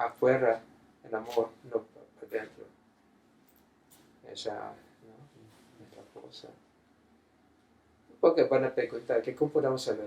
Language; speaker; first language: Spanish; non-native, fluent; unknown